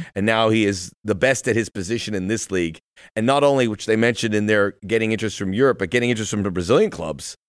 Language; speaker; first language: English; early bilingual, other home language; Spanish